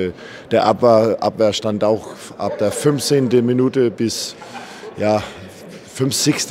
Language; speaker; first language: German; non-native, fluent; Danish